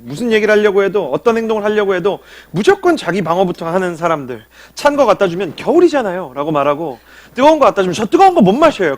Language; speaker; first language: Korean; native; Korean